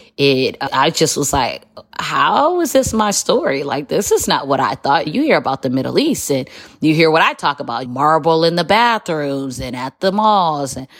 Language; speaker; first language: English; native; English